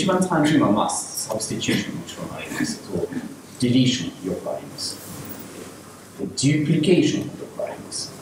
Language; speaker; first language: Japanese; non-native, learner; English